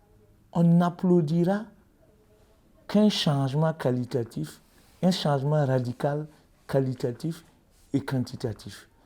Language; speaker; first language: French; native; French